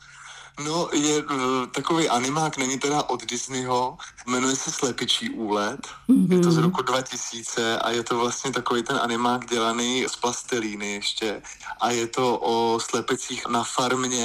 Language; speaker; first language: Czech; native; Czech